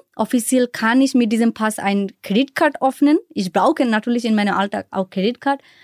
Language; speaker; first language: German; non-native, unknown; Bangla